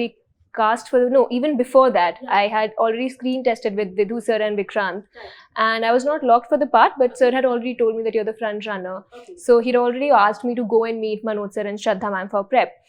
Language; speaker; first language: English; non-native, local second language; Hindi